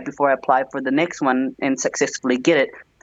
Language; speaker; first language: English; native; English